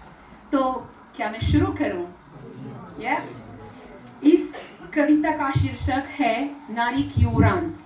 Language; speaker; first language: Hindi; non-native, fluent; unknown